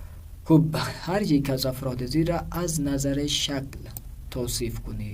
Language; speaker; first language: Persian; non-native, fluent; Urdu